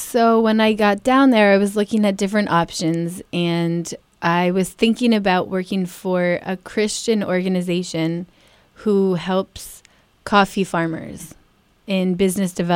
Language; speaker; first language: English; native; English